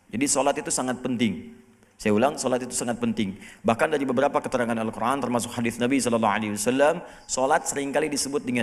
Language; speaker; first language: Indonesian; native; Indonesian